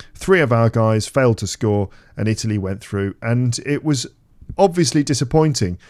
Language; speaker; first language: English; native; English